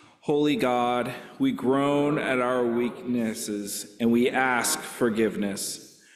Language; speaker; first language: English; native; English